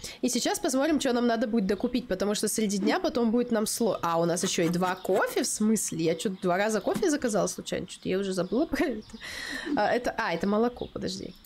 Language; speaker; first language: Russian; native; Russian